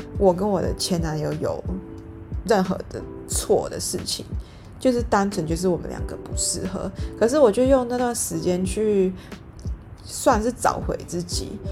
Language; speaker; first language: Chinese; native; Chinese